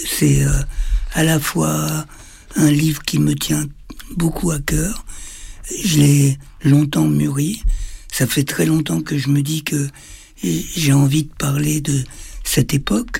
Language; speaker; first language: French; native; French